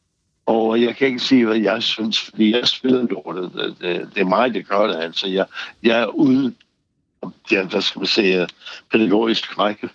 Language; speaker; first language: Danish; non-native, fluent; English